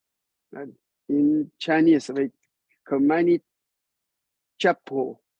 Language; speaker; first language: English; non-native, learner; Chinese